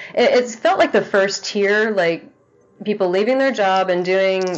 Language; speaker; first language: English; native; English